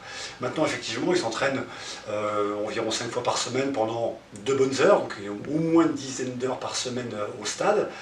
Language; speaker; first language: French; native; French